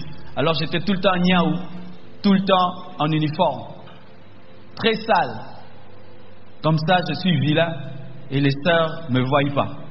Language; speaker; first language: French; non-native, local second language; Lingala